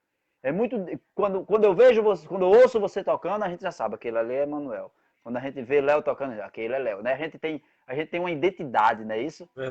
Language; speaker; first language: Portuguese; native; Portuguese